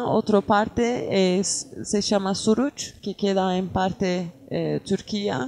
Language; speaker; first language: Spanish; non-native, learner; Kurdish